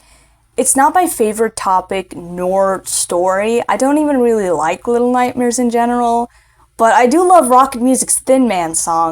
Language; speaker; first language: English; native; English